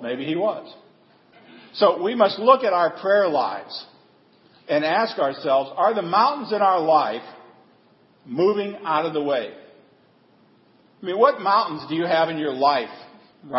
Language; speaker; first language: English; native; English